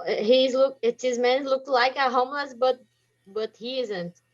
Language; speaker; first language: English; non-native, learner; Portuguese